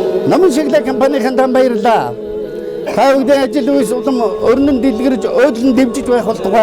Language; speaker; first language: Mongolian; native; Mongolian